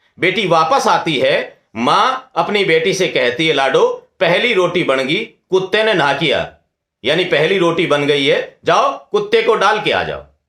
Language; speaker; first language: Hindi; non-native, local second language; Rajasthani